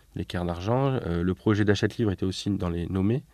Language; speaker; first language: French; native; French